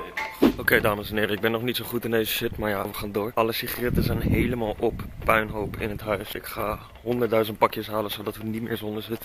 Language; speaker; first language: Dutch; native; Dutch